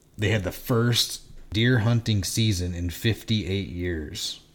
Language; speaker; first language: English; native; English